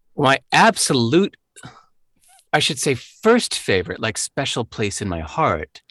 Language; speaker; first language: English; native; English